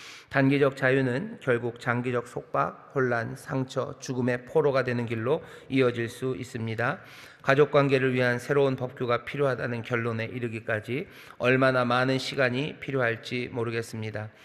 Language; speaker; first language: Korean; native; Korean